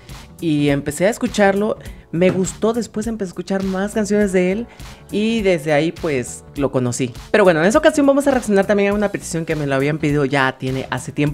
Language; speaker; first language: Spanish; native; Spanish